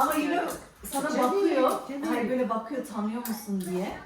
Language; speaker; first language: Turkish; early bilingual, heritage; Turkish